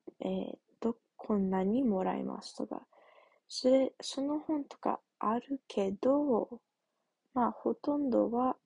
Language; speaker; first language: Japanese; non-native, learner; English